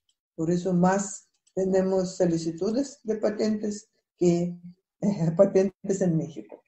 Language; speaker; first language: Spanish; non-native, fluent; Russian